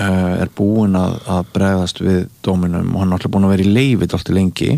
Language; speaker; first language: Icelandic; native; Icelandic